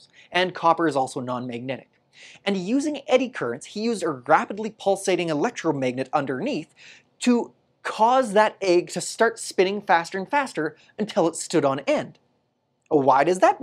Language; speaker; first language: English; native; English